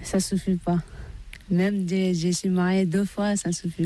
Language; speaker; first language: French; non-native, learner; Tibetan